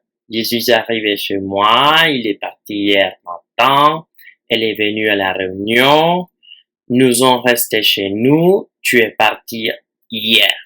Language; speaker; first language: French; non-native, fluent; Spanish